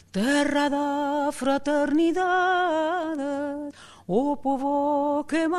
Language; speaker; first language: Spanish; non-native, local second language; Catalan